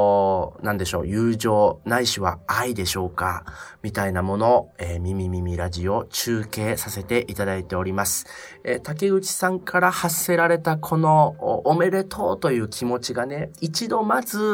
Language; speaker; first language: Japanese; native; Japanese